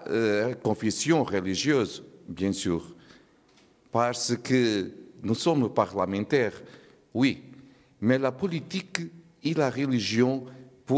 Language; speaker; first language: French; non-native, learner; Portuguese